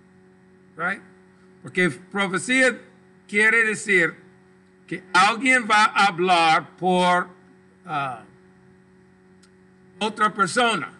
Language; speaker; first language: Spanish; non-native, local second language; English